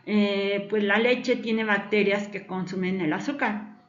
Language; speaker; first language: Spanish; native; Spanish